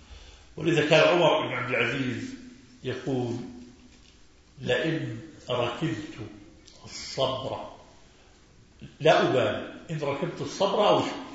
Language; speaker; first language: Arabic; native; Arabic